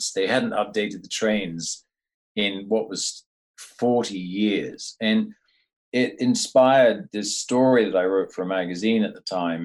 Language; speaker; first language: English; native; English